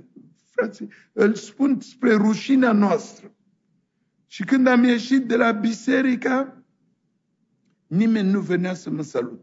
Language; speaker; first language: Romanian; non-native, fluent; French